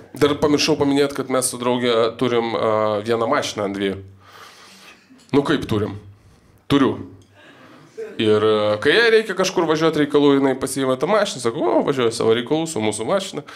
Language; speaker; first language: Lithuanian; non-native, local second language; Polish